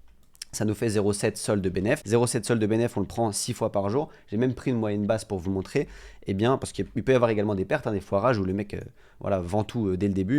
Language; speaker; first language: French; native; French